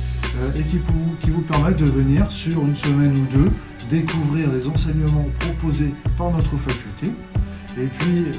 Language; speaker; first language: French; native; French